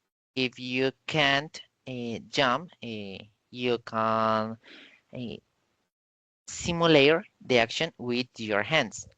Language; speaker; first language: English; non-native, learner; Spanish